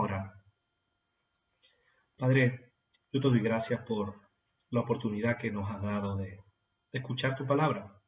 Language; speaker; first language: Spanish; native; Spanish